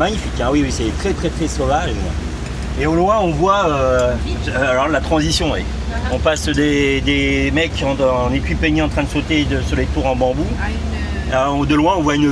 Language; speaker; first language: French; native; French